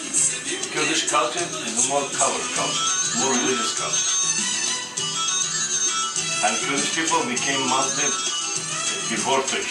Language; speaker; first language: English; non-native, fluent; Kurdish